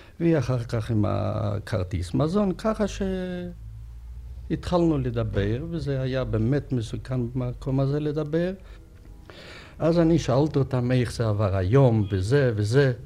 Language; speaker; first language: Hebrew; non-native, fluent; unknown